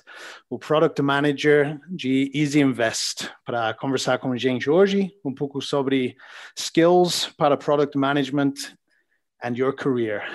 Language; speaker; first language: Portuguese; non-native, learner; English